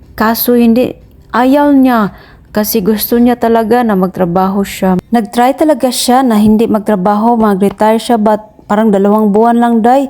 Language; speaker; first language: Filipino; non-native, local second language; Cebuano